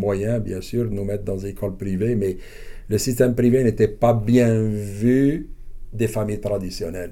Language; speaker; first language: French; non-native, local second language; Arabic